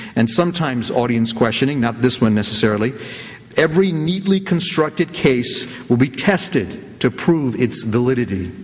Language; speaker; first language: English; native; English